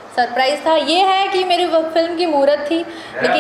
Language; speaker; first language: Hindi; native; Hindi